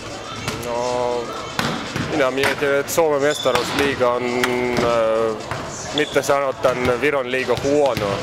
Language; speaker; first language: Finnish; non-native, learner; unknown